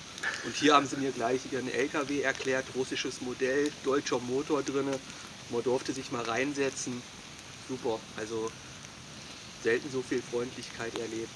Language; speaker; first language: German; native; German